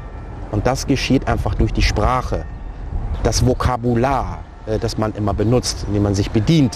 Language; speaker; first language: German; early bilingual, other home language; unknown